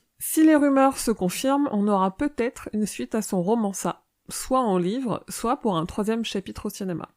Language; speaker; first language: French; native; French